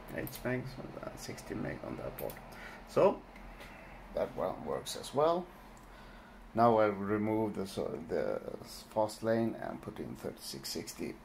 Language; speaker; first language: English; non-native, fluent; Swedish